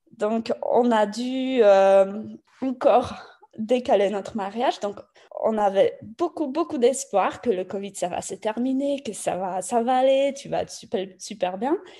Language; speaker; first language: French; non-native, fluent; Polish